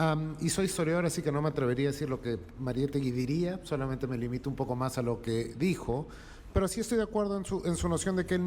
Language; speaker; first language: Spanish; native; Spanish